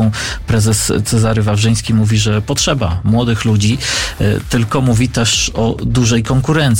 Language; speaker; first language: Polish; native; Polish